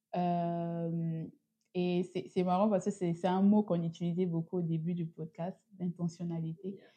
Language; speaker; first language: French; non-native, local second language; Lingala